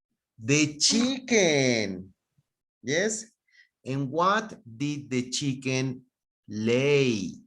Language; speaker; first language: English; non-native, fluent; Spanish